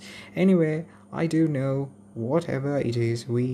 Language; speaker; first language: English; non-native, local second language; Malayalam